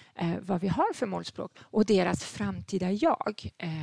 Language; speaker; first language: Swedish; non-native, fluent; French